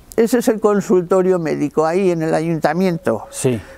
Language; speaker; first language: Spanish; native; Spanish